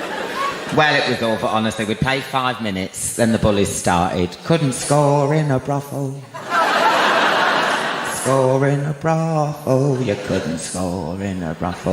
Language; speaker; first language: English; native; English